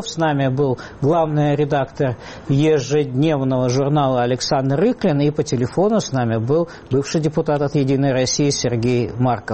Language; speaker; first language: Russian; native; Russian